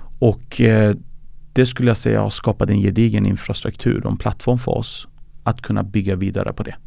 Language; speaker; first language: Swedish; early bilingual, other home language; Persian